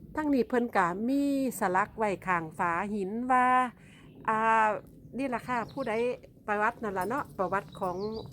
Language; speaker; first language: Thai; non-native, local second language; Northeastern Thai